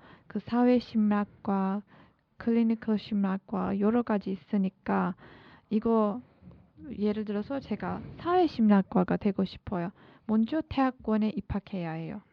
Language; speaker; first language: Korean; non-native, learner; Turkish